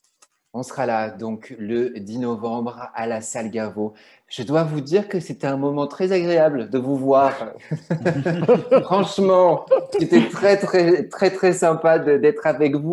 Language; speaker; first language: French; native; French